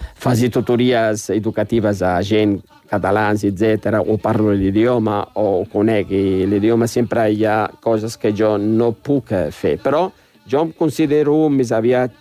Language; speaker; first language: Catalan; non-native, fluent; Arabic